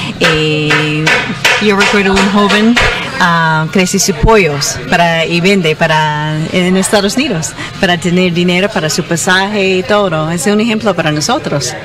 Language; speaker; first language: Spanish; non-native, learner; English